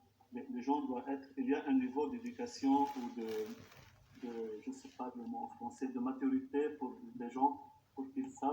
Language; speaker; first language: French; non-native, local second language; Arabic